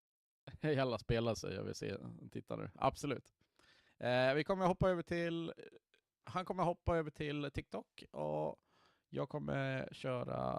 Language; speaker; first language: Swedish; native; Swedish